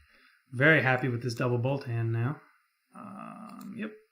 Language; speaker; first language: English; native; English